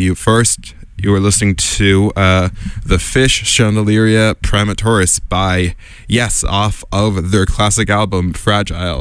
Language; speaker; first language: English; native; English